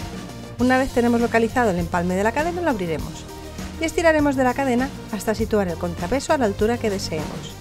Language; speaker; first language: Spanish; native; Spanish